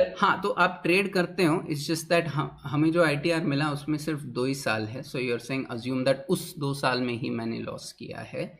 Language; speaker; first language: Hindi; non-native, local second language; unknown